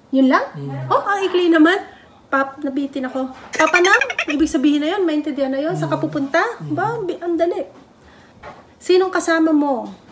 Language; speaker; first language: Filipino; native; Filipino